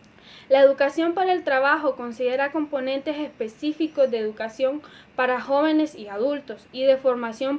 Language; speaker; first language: Spanish; native; Spanish